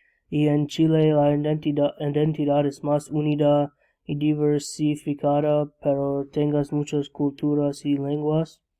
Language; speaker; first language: Spanish; non-native, learner; English